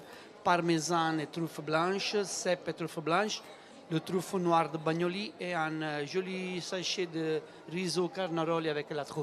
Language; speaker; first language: French; non-native, learner; Italian